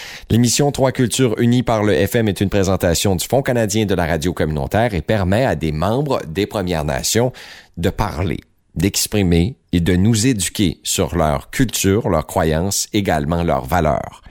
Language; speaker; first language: French; native; French